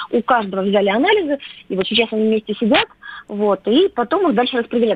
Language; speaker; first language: Russian; native; Russian